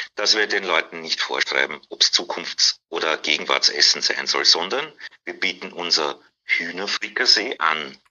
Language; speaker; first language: German; native; German